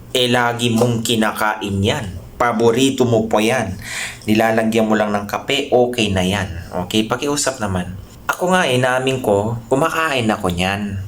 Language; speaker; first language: Filipino; non-native, local second language; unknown